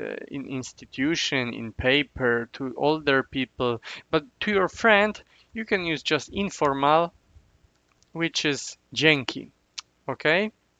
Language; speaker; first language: English; non-native, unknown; Polish